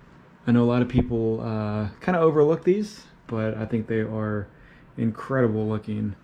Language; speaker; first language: English; native; English